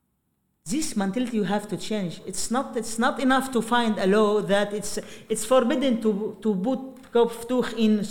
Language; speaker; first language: English; non-native, learner; Arabic